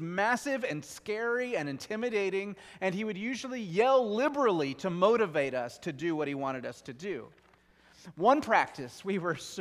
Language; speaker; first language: English; native; English